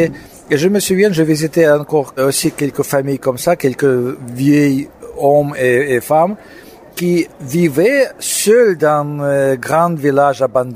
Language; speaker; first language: French; non-native, fluent; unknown